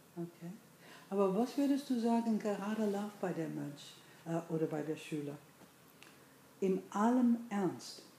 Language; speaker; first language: German; non-native, fluent; English